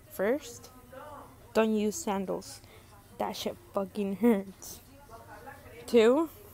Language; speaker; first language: English; early bilingual, other home language; Spanish